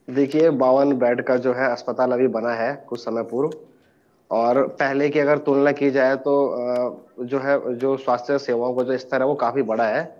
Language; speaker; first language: Hindi; native; Hindi